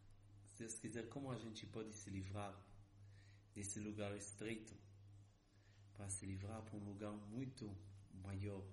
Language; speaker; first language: Portuguese; non-native, fluent; Hebrew